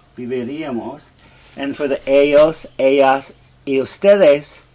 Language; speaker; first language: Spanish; non-native, learner; English